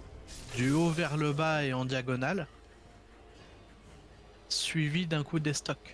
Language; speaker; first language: French; native; French